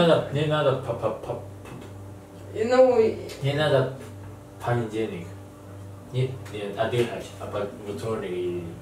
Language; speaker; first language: Russian; non-native, learner; Chinese